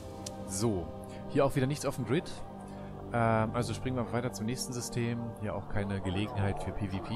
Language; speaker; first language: German; native; German